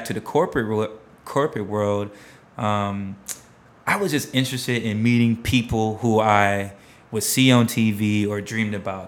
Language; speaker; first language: English; native; English